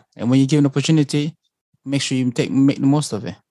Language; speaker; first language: English; early bilingual, other home language; Lingala